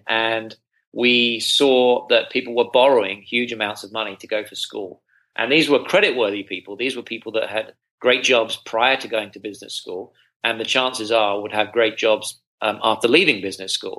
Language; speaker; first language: English; native; English